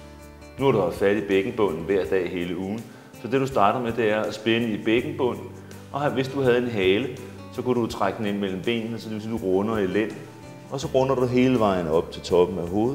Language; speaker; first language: Danish; native; Danish